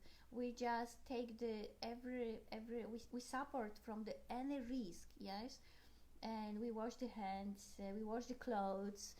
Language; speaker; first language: English; non-native, learner; Polish